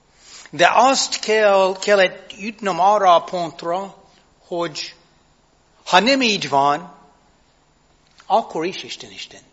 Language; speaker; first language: Hungarian; non-native, fluent; English